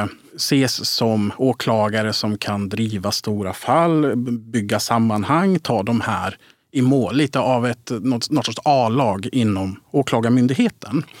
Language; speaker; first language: Swedish; native; Swedish